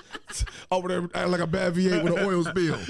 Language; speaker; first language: English; native; English